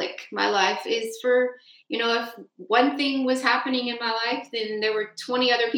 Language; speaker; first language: English; native; English